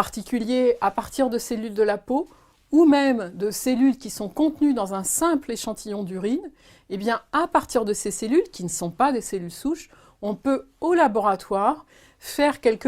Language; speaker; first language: French; native; French